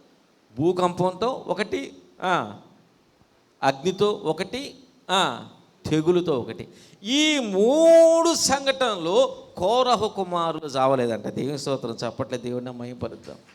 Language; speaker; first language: Telugu; native; Telugu